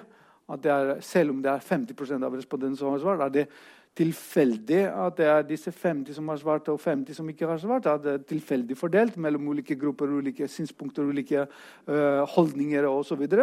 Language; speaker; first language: Norwegian; non-native, fluent; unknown